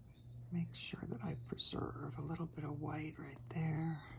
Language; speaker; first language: English; native; English